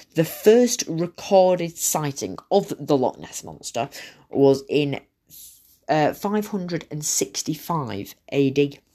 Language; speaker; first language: English; native; English